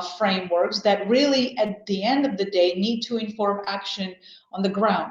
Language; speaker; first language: English; non-native, fluent; Armenian